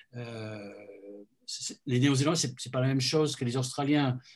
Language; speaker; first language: French; non-native, fluent; English